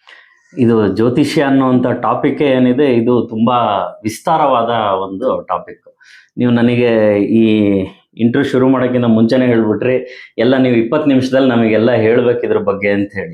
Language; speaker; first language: Kannada; native; Kannada